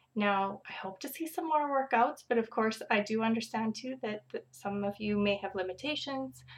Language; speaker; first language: English; native; English